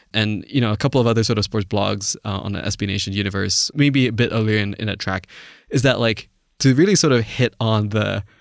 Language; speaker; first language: English; non-native, local second language; Chinese